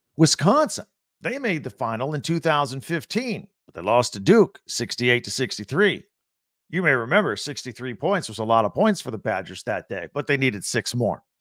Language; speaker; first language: English; native; English